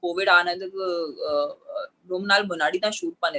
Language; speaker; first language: Tamil; non-native, local second language; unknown